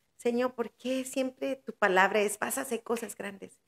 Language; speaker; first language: Spanish; early bilingual, heritage; Spanish